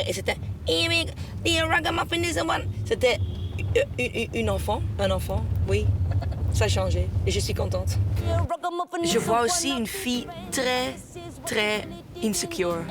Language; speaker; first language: French; non-native, local second language; Dutch